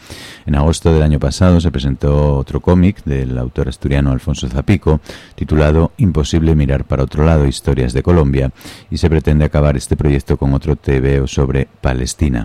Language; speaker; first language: Spanish; native; Spanish